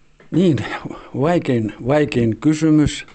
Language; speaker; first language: Finnish; early bilingual, heritage; Finnish